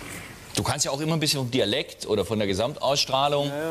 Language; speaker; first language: German; native; German